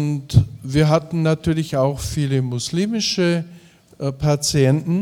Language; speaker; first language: German; native; German